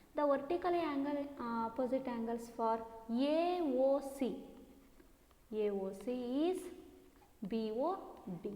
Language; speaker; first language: English; non-native, local second language; Kannada